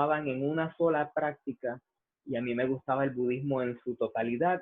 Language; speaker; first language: Spanish; native; Spanish